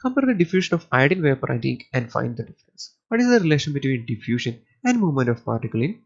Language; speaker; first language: English; non-native, local second language; Malayalam